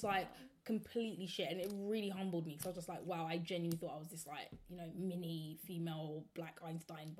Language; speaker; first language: English; native; English